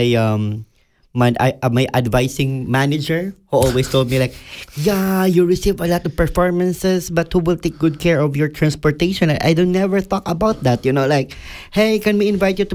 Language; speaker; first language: English; non-native, local second language; Cebuano